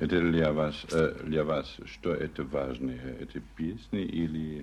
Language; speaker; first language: Russian; non-native, learner; German